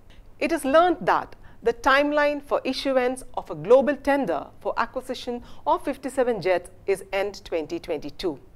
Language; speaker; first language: English; non-native, local second language; Malayalam